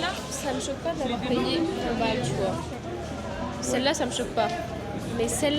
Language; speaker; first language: French; native; French